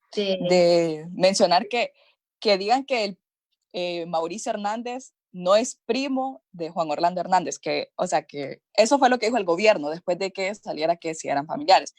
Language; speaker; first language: Spanish; native; Spanish